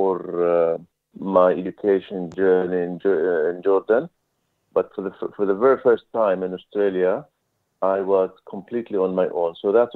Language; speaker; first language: English; non-native, fluent; Arabic